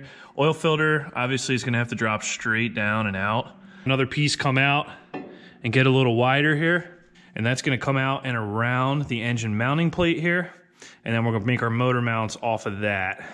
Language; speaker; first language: English; native; English